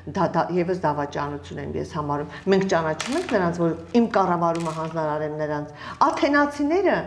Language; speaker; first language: Armenian; native; Armenian